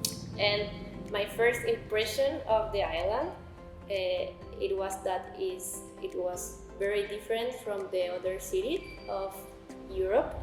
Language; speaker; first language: English; non-native, learner; Spanish